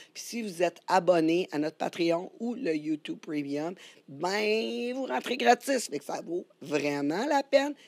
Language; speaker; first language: French; native; French